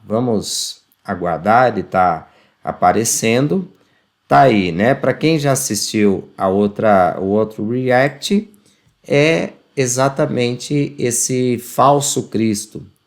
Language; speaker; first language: Portuguese; native; Portuguese